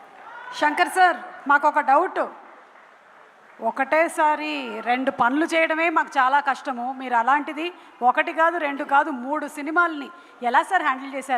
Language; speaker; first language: Telugu; native; Telugu